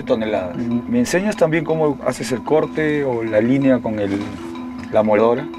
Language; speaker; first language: Spanish; native; Spanish